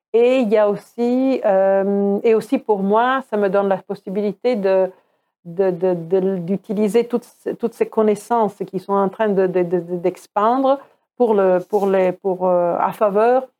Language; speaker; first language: French; non-native, fluent; Croatian